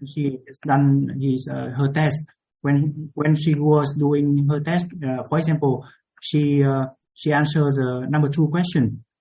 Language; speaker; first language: English; non-native, learner; Vietnamese